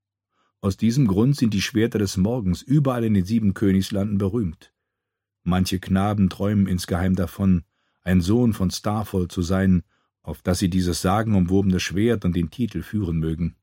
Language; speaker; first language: German; native; German